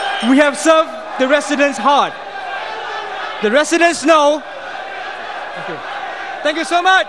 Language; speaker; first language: English; non-native, local second language; Chinese